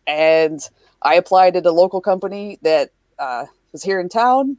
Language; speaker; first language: English; native; English